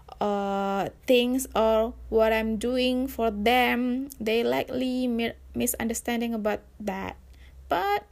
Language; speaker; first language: English; non-native, learner; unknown